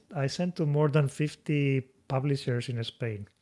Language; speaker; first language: English; non-native, fluent; Spanish